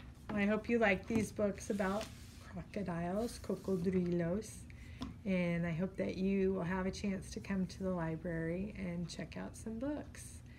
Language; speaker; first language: English; native; English